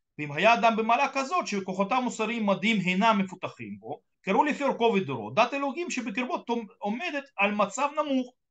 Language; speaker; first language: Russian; early bilingual, heritage; Russian